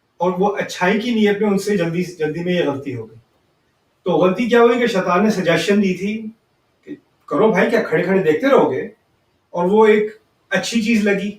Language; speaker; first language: Urdu; early bilingual, heritage; Urdu